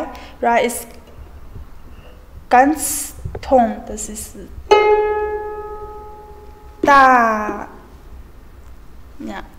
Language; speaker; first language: German; non-native, learner; Chinese